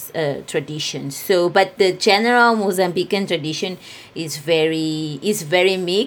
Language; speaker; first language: English; non-native, fluent; Portuguese